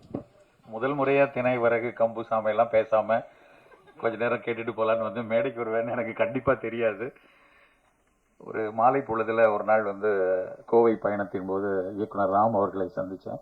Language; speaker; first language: Tamil; native; Tamil